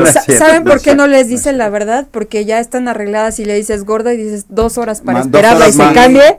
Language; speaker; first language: Spanish; native; Spanish